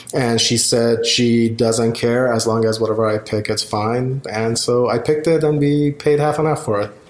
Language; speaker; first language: English; non-native, fluent; Persian